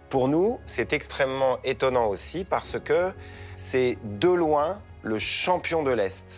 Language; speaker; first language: French; native; French